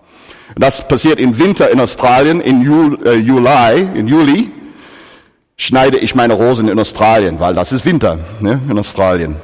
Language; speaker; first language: German; non-native, fluent; English